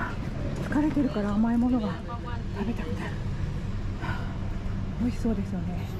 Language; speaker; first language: Japanese; native; Japanese